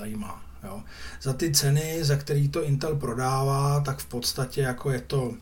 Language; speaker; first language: Czech; native; Czech